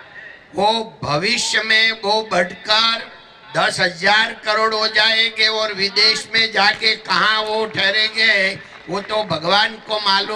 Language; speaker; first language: Hindi; non-native, local second language; Gujarati